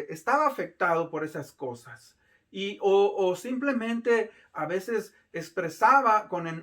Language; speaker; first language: Spanish; native; Spanish